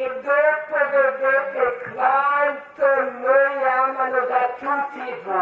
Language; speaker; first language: Italian; non-native, learner; Croatian